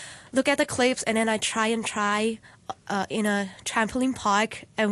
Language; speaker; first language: English; non-native, local second language; Cantonese